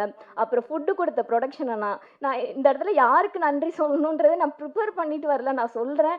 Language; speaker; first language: Tamil; native; Tamil